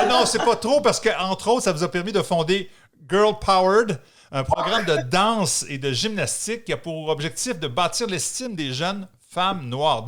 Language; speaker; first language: French; native; French